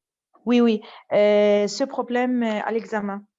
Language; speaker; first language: French; non-native, learner; Arabic